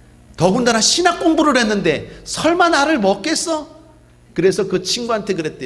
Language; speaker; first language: Korean; native; Korean